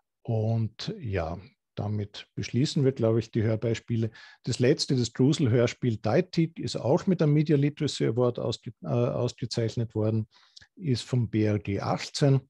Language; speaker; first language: German; native; German